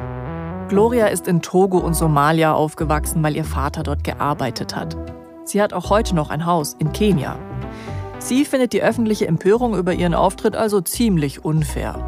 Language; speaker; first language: German; native; German